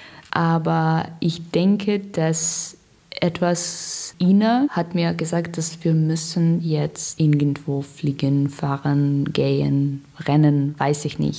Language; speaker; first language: German; non-native, learner; Russian